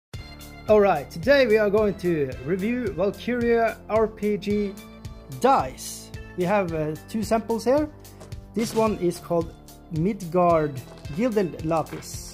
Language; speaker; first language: English; non-native, fluent; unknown